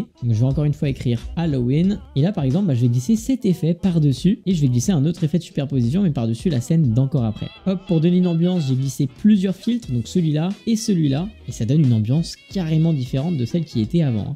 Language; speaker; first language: French; native; French